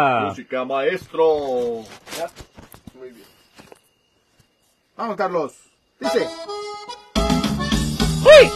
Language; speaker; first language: Spanish; native; Spanish